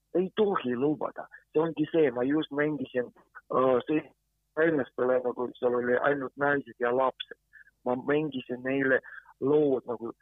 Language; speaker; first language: Estonian; non-native, fluent; Ukrainian